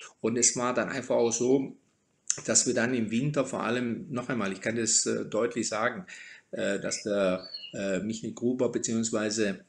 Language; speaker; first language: German; early bilingual, other home language; Croatian